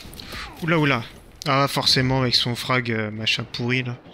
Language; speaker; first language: French; native; French